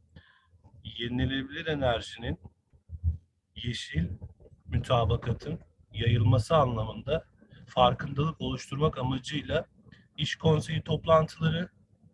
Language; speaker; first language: Turkish; native; Turkish